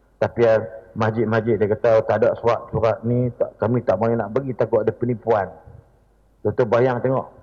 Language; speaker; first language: Malay; native; Malay